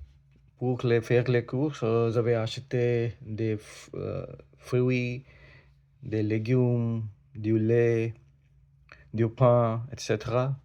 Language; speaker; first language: French; non-native, learner; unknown